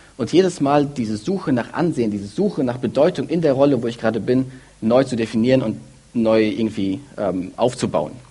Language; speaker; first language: German; early bilingual, other home language; Russian